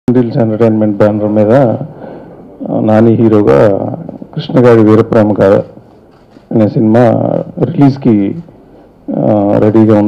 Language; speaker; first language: Telugu; native; Telugu